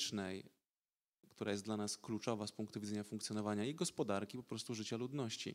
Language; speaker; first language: Polish; native; Polish